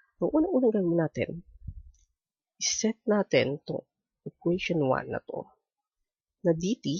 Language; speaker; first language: Filipino; native; Filipino